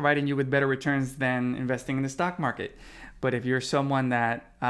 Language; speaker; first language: English; native; English